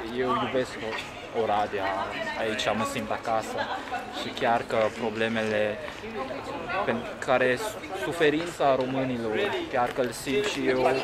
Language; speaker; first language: Romanian; non-native, fluent; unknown